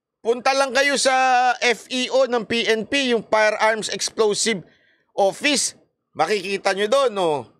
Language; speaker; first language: Filipino; native; Filipino